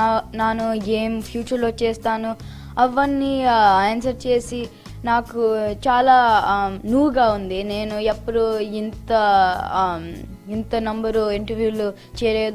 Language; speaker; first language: Telugu; early bilingual, heritage; Telugu